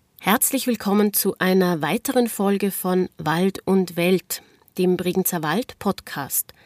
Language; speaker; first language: German; native; German